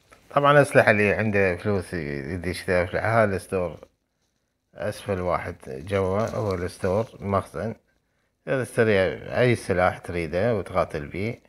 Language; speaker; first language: Arabic; native; Arabic